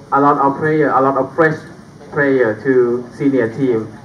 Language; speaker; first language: English; non-native, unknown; Thai